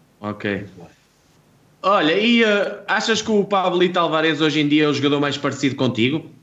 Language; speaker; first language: Portuguese; native; Portuguese